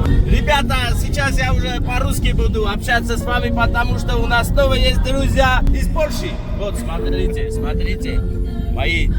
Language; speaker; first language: Russian; non-native, fluent; Armenian